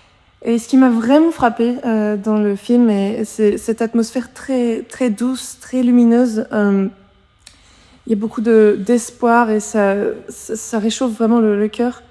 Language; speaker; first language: French; native; French